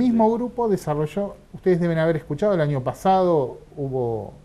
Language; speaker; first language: Spanish; native; Spanish